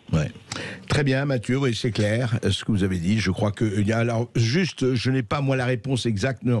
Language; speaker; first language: French; native; French